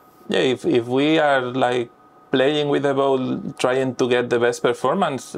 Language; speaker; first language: English; non-native, fluent; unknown